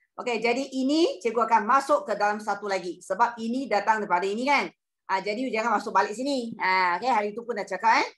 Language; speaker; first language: Malay; non-native, local second language; Chinese